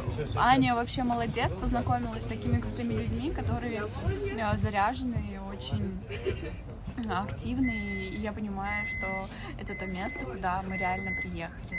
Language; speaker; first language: Russian; native; Russian